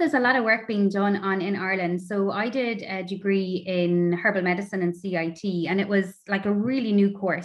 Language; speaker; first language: English; native; English